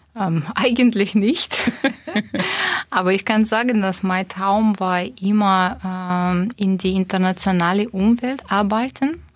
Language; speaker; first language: German; non-native, learner; Russian